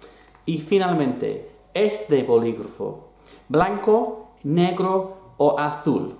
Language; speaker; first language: Spanish; non-native, fluent; English